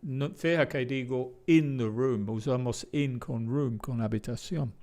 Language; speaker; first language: Spanish; non-native, fluent; English